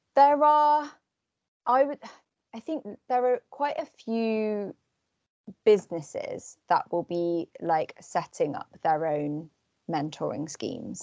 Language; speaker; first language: English; native; English